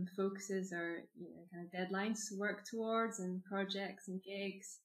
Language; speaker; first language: English; native; English